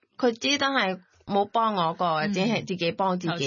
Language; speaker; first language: Cantonese; non-native, learner; Thai